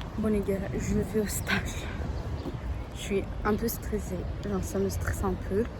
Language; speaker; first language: French; native; French